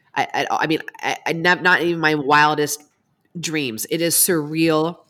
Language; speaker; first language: English; native; English